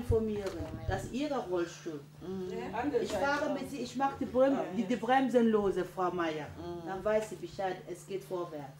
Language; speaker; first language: German; non-native, fluent; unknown